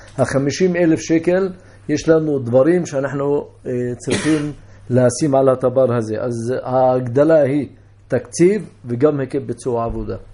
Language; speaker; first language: Hebrew; non-native, local second language; Arabic